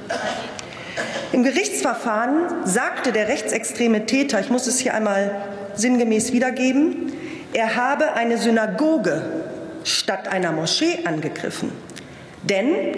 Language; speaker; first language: German; native; German